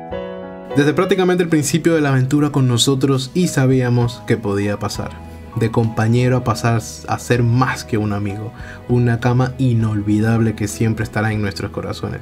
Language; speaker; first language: Spanish; native; Spanish